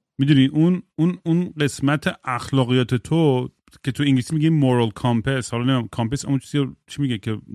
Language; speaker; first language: Persian; early bilingual, heritage; Persian